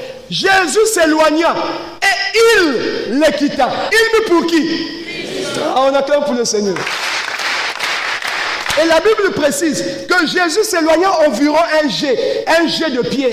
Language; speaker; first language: French; non-native, local second language; Lingala